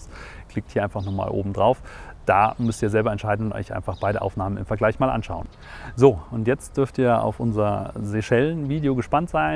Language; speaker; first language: German; native; German